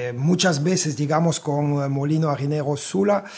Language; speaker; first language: Spanish; non-native, fluent; French